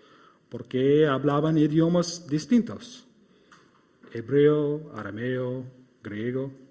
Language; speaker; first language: Spanish; non-native, fluent; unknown